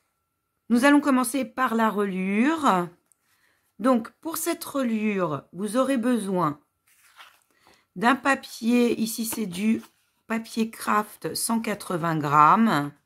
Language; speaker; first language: French; native; French